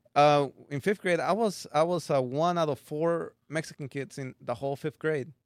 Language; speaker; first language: English; early bilingual, other home language; Spanish